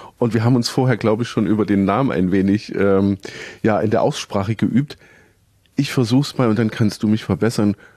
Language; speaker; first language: German; native; German